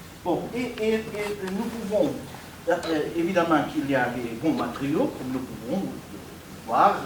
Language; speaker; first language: French; non-native, fluent; Portuguese